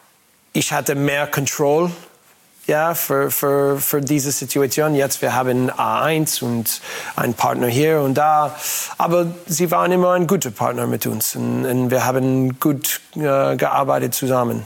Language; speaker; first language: German; non-native, learner; English